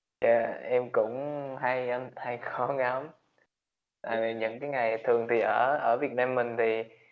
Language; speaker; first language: Vietnamese; native; Vietnamese